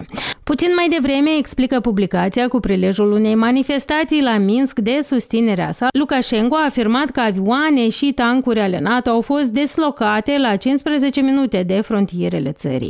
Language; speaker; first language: Romanian; native; Romanian